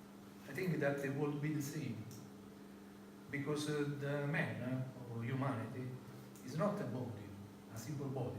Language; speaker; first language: English; non-native, learner; Italian